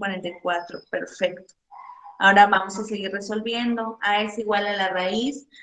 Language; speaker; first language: Spanish; native; Spanish